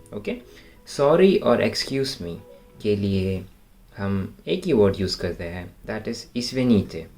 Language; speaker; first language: Hindi; non-native, local second language; Malayalam